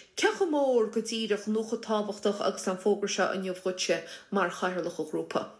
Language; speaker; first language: Irish; native; Irish